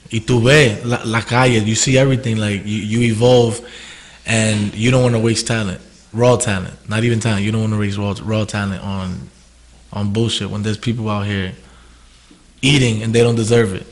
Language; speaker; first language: English; early bilingual, other home language; Spanish